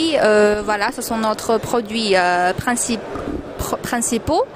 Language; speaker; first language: French; non-native, fluent; Chinese